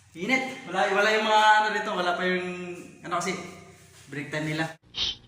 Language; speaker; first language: Filipino; non-native, local second language; Cebuano